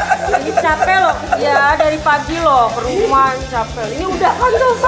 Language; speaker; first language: Indonesian; native; Indonesian